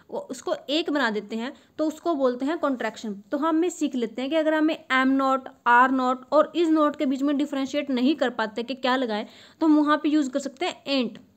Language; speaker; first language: Hindi; native; Hindi